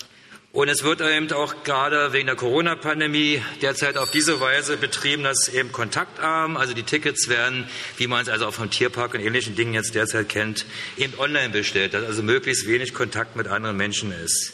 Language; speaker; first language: German; native; German